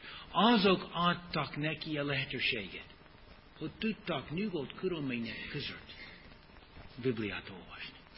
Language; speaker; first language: Hungarian; non-native, fluent; English